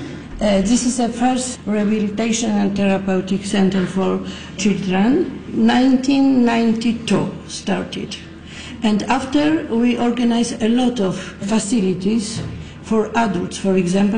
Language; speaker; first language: English; non-native, learner; Polish